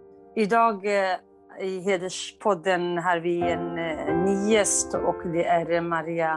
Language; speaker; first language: Swedish; non-native, fluent; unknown